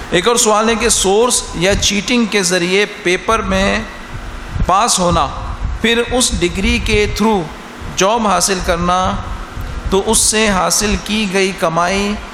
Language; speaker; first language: Urdu; native; Urdu